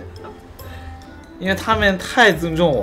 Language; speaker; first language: Chinese; non-native, fluent; Japanese